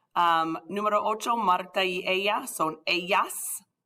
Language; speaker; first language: Spanish; non-native, fluent; English